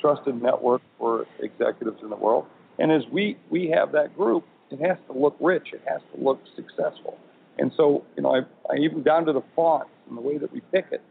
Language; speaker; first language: English; native; English